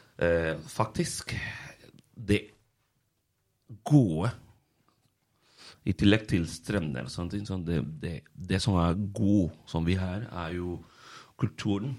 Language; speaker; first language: Norwegian; non-native, fluent; Spanish